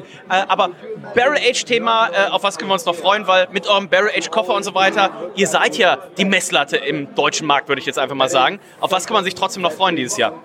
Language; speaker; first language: German; native; German